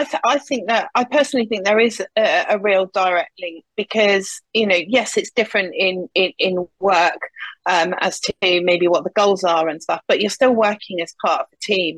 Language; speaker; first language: English; native; English